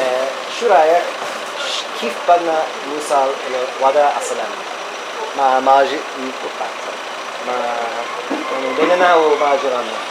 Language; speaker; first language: Arabic; non-native, learner; Hebrew